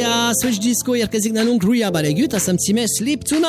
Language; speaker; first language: Hungarian; native; Hungarian